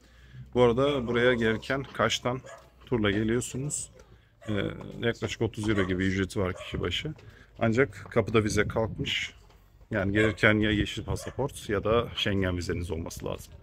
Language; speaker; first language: Turkish; native; Turkish